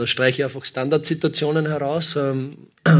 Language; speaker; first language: German; native; German